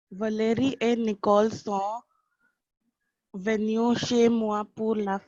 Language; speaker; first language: French; non-native, learner; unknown